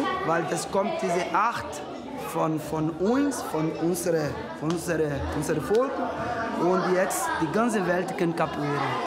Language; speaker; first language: German; non-native, learner; Portuguese